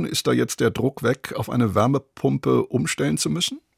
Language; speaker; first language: German; native; German